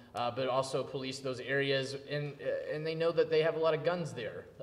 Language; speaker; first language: English; native; English